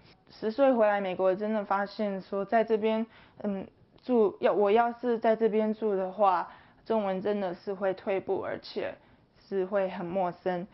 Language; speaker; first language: Chinese; early bilingual, heritage; Chinese